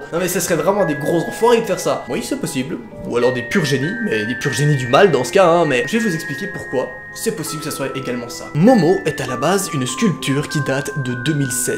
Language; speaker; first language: French; native; French